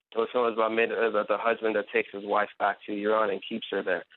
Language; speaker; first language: English; native; English